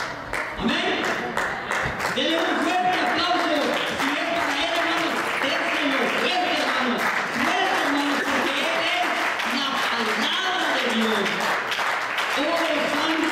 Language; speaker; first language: Spanish; native; Spanish